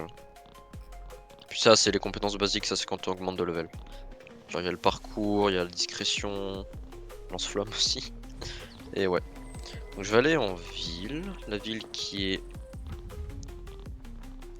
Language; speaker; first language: French; native; French